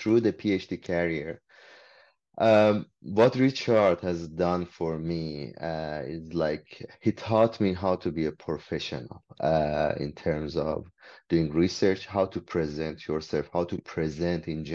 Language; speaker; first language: English; non-native, fluent; Persian